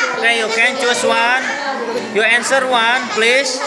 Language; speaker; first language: English; non-native, learner; Indonesian